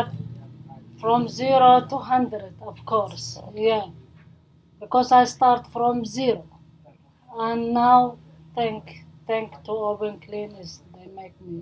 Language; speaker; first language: English; non-native, learner; Arabic